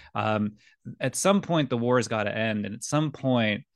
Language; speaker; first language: English; native; English